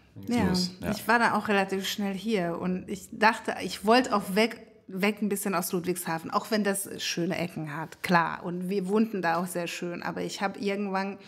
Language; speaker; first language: German; non-native, fluent; Hungarian